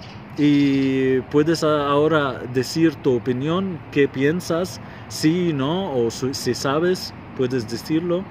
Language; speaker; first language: Spanish; non-native, fluent; Arabic